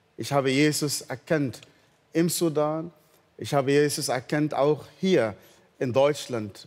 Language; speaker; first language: German; non-native, fluent; Arabic